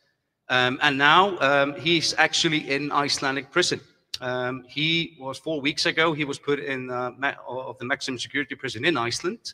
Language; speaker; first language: English; non-native, fluent; German